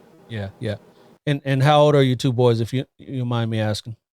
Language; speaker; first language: English; native; English